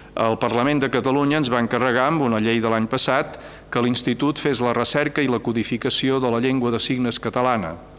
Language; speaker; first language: Catalan; native; Catalan